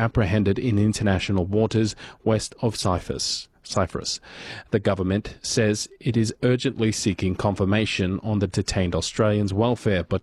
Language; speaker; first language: English; native; English